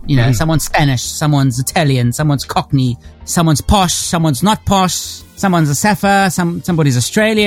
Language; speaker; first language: English; native; English